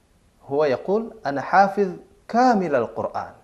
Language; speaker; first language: Arabic; non-native, fluent; Indonesian